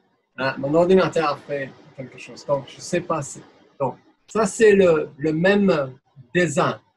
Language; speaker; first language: French; non-native, fluent; English